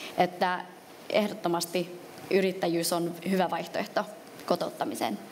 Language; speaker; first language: Finnish; early bilingual, other home language; Vietnamese